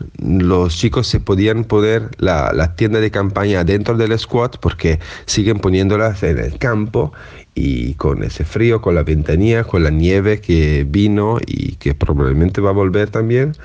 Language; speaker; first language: Spanish; non-native, fluent; Italian